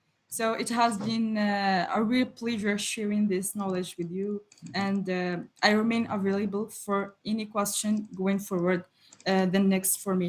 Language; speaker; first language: English; non-native, learner; French